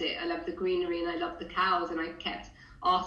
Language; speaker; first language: English; native; English